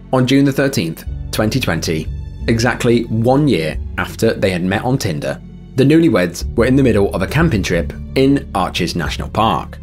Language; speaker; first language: English; native; English